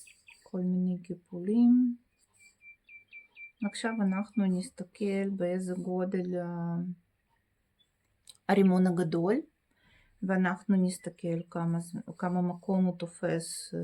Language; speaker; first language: Hebrew; non-native, fluent; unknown